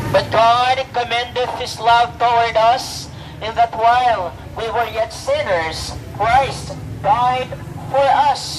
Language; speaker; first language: English; non-native, local second language; Filipino